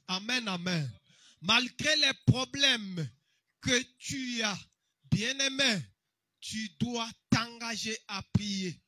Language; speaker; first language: French; non-native, local second language; Lingala